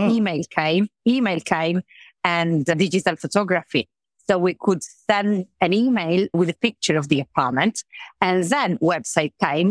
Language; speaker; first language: English; non-native, fluent; Italian